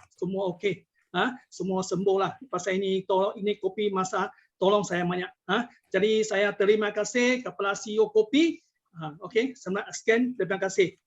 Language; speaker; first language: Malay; non-native, local second language; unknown